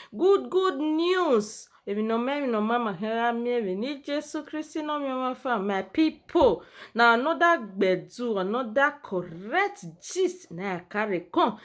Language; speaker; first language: Nigerian Pidgin; native; Nigerian Pidgin